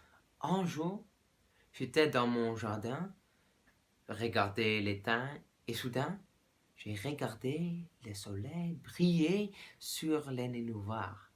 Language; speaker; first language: French; non-native, learner; Dutch